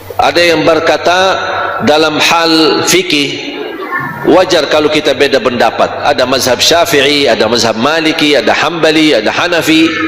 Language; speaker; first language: Malay; non-native, fluent; Arabic